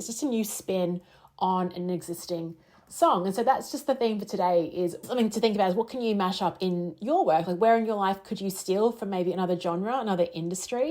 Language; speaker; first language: English; native; English